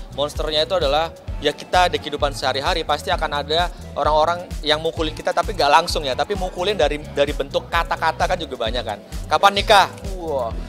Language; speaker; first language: Indonesian; native; Indonesian